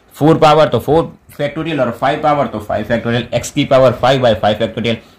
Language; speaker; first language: Hindi; non-native, local second language; Gujarati